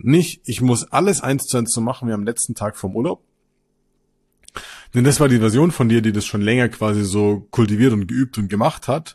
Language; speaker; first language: German; native; German